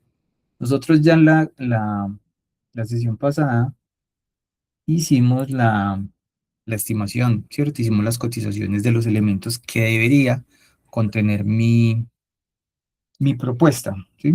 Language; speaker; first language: Spanish; native; Spanish